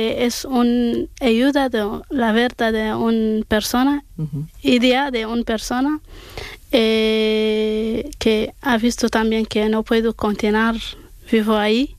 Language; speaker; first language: Spanish; non-native, learner; Arabic